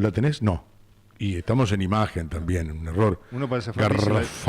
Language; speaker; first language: Spanish; native; Spanish